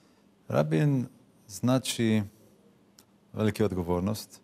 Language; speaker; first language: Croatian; non-native, fluent; Hebrew